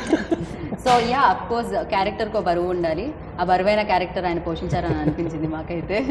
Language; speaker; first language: Telugu; native; Telugu